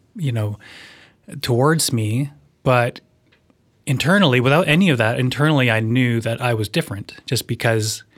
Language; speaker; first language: English; native; English